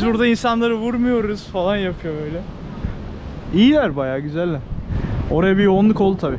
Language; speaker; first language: Turkish; native; Turkish